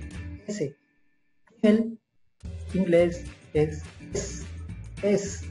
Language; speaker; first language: Spanish; non-native, local second language; Quechua